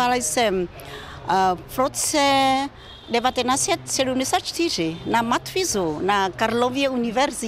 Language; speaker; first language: Czech; non-native, learner; Vietnamese